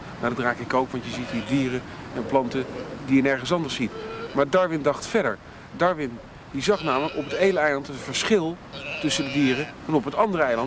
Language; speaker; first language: Dutch; native; Dutch